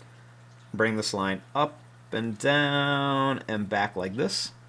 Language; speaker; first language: English; native; English